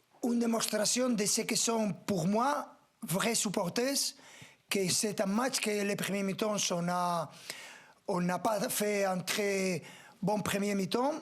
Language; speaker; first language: French; non-native, fluent; Spanish